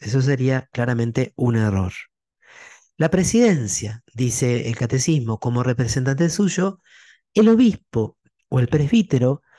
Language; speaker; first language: Spanish; native; Spanish